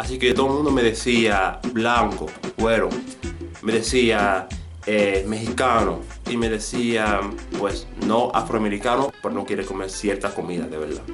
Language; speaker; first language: Spanish; non-native, fluent; English